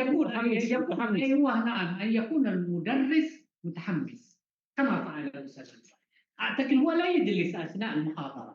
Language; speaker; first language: Arabic; non-native, fluent; Malay